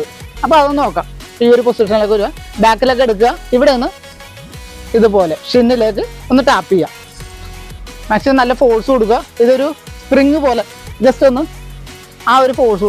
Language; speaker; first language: Malayalam; native; Malayalam